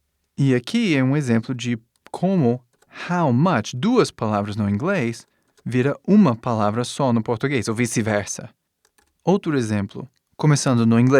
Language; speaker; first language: Portuguese; non-native, fluent; English